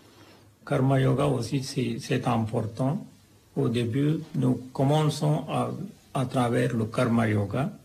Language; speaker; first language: French; non-native, fluent; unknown